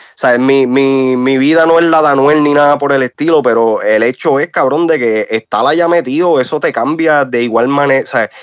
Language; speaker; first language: Spanish; native; Spanish